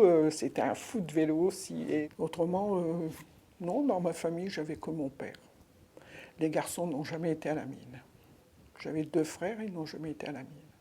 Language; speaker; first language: French; native; French